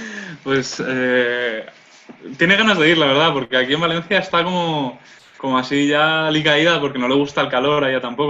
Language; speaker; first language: Spanish; non-native, local second language; Catalan